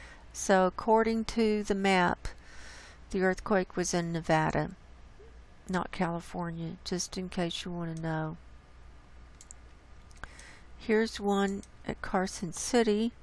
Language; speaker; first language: English; native; English